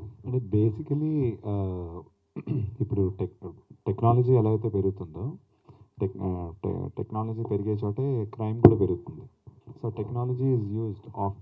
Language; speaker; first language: Telugu; native; Telugu